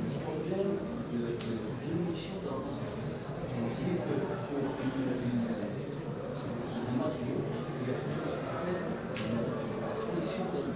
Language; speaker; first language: French; non-native, local second language; Arabic